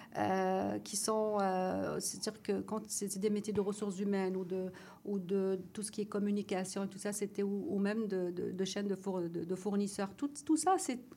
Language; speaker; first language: French; non-native, local second language; Arabic